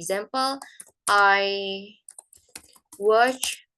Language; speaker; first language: English; non-native, fluent; Indonesian